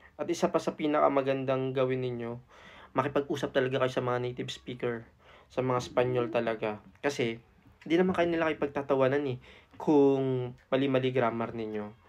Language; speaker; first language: Filipino; native; Filipino